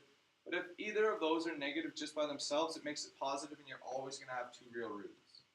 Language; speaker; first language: English; native; English